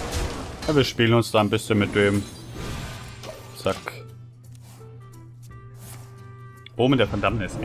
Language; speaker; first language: German; native; German